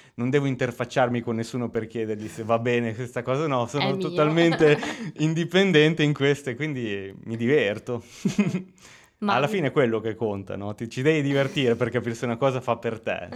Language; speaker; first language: Italian; native; Italian